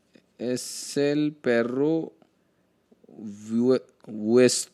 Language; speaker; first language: Spanish; non-native, learner; Hindi